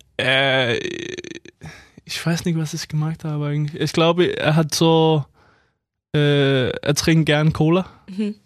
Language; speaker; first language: German; non-native, fluent; Danish